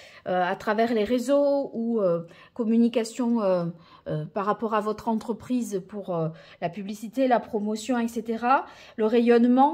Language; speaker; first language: French; native; French